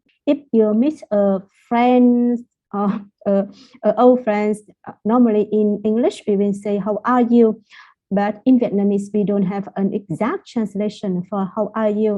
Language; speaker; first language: English; non-native, fluent; Vietnamese